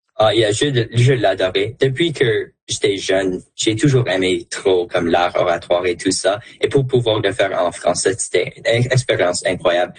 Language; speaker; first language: French; non-native, local second language; English